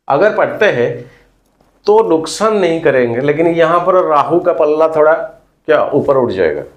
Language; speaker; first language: Hindi; non-native, local second language; Odia